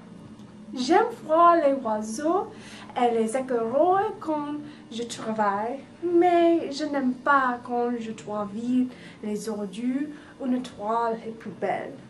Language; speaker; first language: French; non-native, learner; English